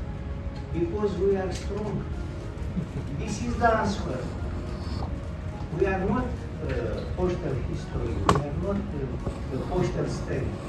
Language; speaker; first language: English; non-native, learner; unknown